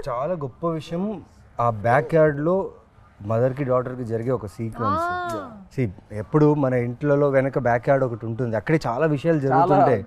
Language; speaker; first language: Telugu; native; Telugu